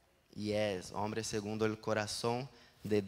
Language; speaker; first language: Spanish; non-native, learner; Portuguese